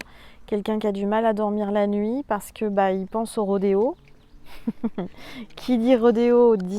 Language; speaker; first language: French; native; French